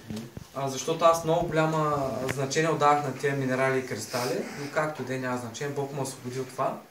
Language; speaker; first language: Bulgarian; native; Bulgarian